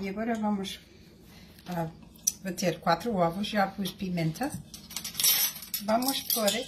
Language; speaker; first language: Portuguese; early bilingual, heritage; Portuguese